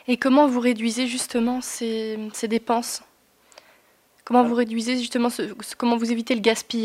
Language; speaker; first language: French; native; French